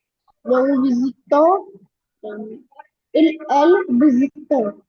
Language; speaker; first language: French; non-native, learner; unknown